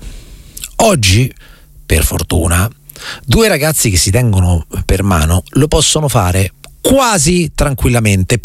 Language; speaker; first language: Italian; native; Italian